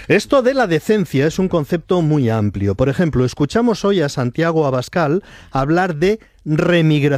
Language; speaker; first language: Spanish; native; Spanish